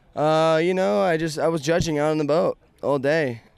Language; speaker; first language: English; non-native, fluent; Japanese